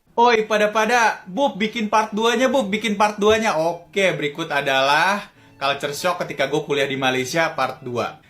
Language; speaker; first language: Indonesian; native; Indonesian